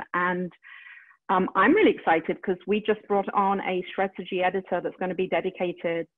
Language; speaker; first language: English; native; English